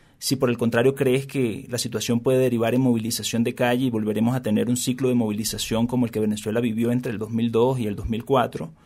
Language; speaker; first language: Spanish; native; Spanish